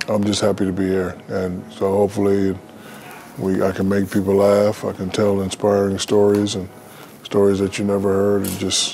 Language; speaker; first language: English; native; English